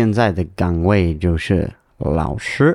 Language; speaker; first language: Chinese; non-native, learner; English